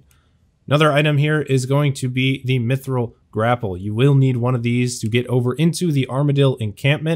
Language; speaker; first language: English; native; English